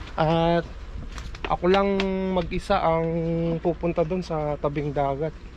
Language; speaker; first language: Filipino; native; Filipino